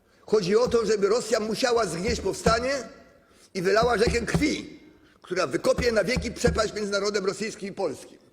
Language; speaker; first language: Polish; native; Polish